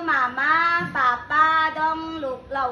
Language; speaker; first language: Cantonese; non-native, learner; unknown